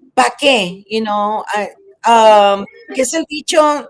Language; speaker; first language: Spanish; early bilingual, other home language; English